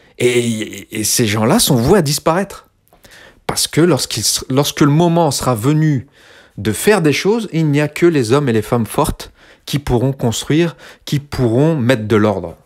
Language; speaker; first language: French; early bilingual, other home language; Kabyle